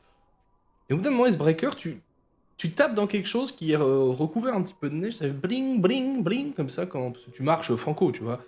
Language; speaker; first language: French; native; French